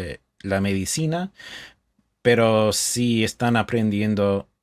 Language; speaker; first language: Spanish; non-native, fluent; English